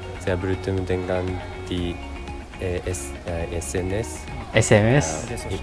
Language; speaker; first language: Indonesian; non-native, learner; Japanese